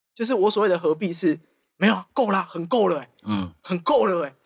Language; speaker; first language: Chinese; native; Chinese